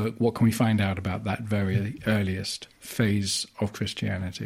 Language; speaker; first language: English; native; English